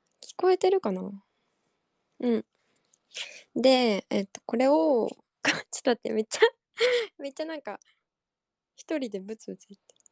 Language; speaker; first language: Japanese; native; Japanese